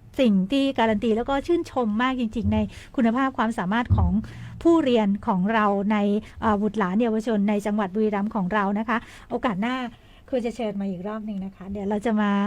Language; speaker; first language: Thai; native; Thai